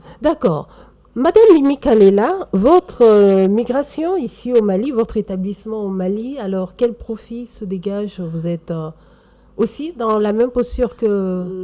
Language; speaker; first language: French; non-native, local second language; Bambara